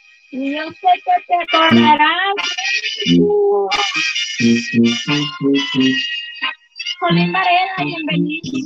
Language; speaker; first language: Spanish; native; Spanish